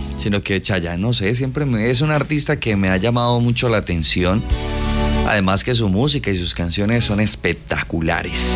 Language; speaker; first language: Spanish; native; Spanish